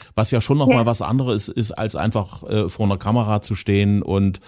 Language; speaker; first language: German; native; German